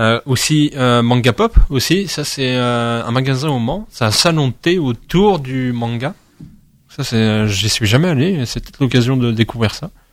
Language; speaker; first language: French; native; French